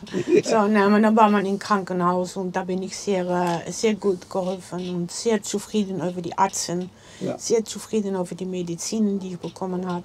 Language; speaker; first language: German; non-native, learner; Dutch